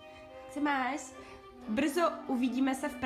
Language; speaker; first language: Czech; non-native, learner; English